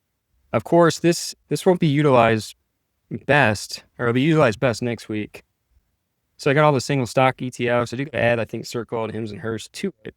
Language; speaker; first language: English; native; English